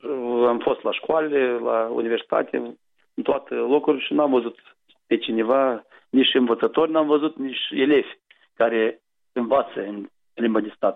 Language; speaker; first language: Romanian; non-native, local second language; Gagauz